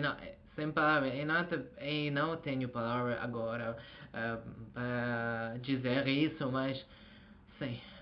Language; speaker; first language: Portuguese; non-native, learner; Azerbaijani